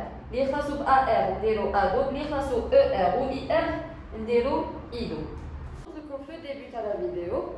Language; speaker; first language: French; non-native, local second language; Arabic